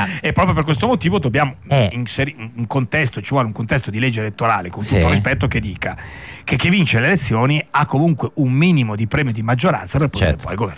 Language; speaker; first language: Italian; native; Italian